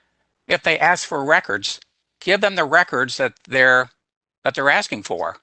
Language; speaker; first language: English; native; English